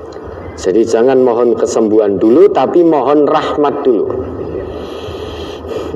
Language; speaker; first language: Indonesian; non-native, local second language; Javanese